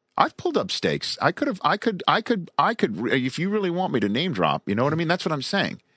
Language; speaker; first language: English; native; English